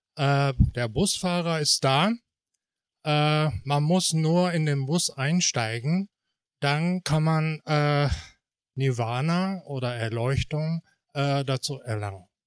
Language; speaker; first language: German; non-native, fluent; Japanese